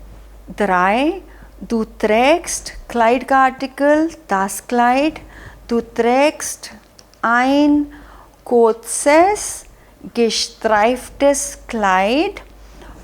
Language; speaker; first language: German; non-native, fluent; Hindi